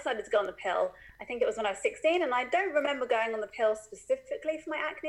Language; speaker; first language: English; native; English